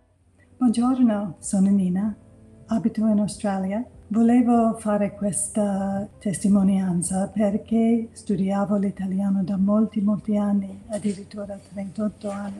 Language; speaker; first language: Italian; non-native, learner; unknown